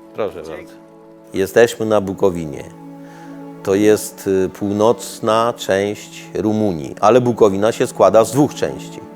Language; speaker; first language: Polish; early bilingual, heritage; Romanian